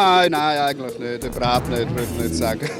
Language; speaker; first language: German; native; German